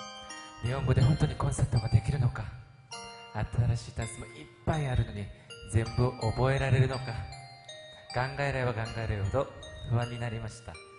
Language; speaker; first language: Japanese; non-native, learner; Korean